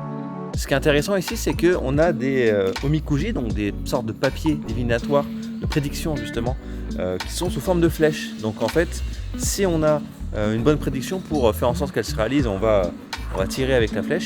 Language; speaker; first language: French; native; French